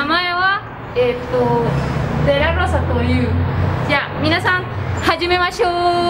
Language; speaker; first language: Japanese; non-native, learner; Spanish